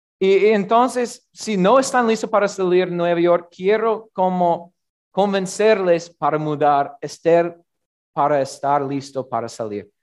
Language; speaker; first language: Spanish; non-native, learner; English